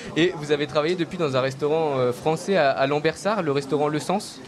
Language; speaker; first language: French; native; French